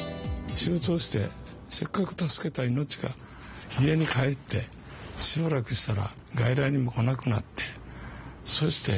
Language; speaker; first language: Japanese; native; Japanese